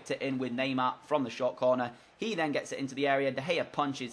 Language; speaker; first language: English; native; English